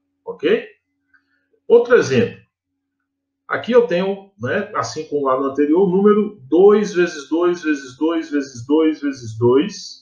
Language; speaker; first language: Portuguese; native; Portuguese